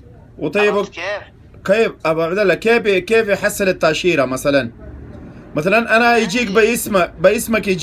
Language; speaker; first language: Arabic; non-native, learner; Pashto